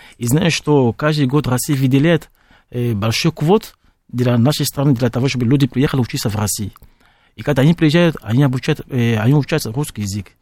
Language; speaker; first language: Russian; non-native, fluent; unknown